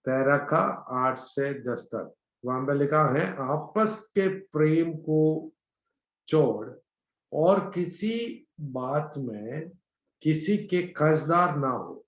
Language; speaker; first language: Hindi; non-native, local second language; Malayalam